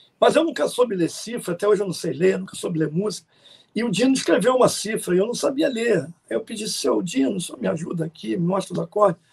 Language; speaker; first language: Portuguese; native; Portuguese